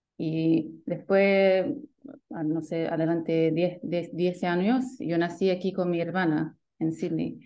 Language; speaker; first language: Spanish; early bilingual, heritage; Spanish